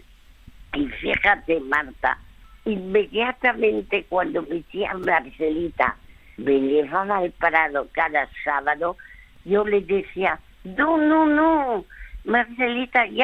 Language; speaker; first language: Spanish; early bilingual, other home language; French